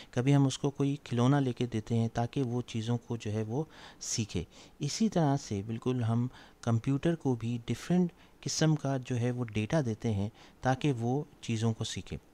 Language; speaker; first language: Urdu; native; Urdu